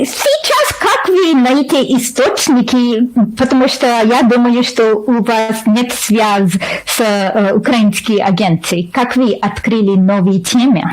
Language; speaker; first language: Russian; non-native, learner; English